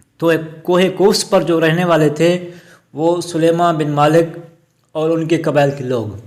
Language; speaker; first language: Urdu; non-native, local second language; Baluchi